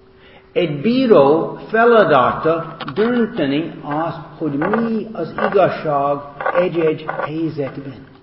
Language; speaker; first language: Hungarian; non-native, fluent; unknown